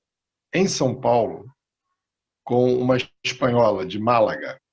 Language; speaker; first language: Portuguese; non-native, fluent; Spanish